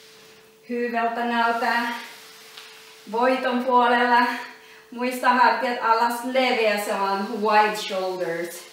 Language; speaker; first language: Finnish; non-native, learner; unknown